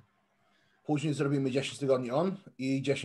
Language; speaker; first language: Polish; early bilingual, heritage; Polish